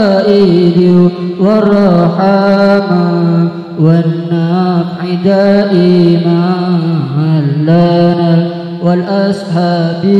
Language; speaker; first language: Arabic; non-native, learner; Indonesian